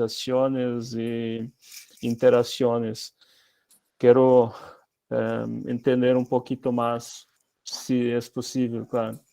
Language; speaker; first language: Spanish; non-native, learner; Portuguese